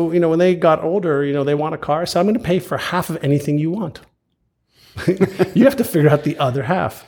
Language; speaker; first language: English; early bilingual, other home language; Hebrew